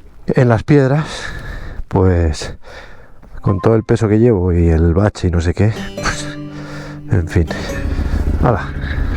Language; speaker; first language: Spanish; native; Spanish